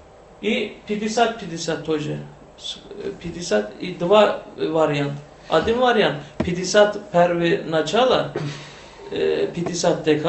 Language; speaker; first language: Russian; non-native, learner; Turkish